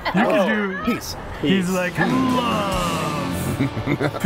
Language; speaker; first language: English; native; English